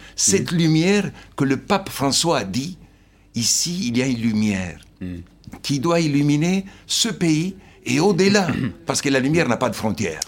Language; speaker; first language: French; non-native, fluent; Slovenian